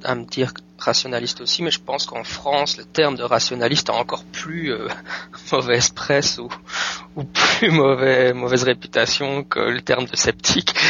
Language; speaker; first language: French; native; French